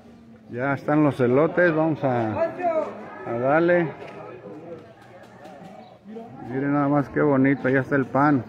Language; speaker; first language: Spanish; native; Spanish